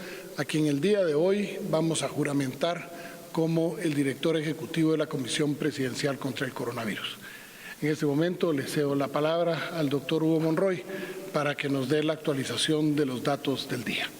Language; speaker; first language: Spanish; native; Spanish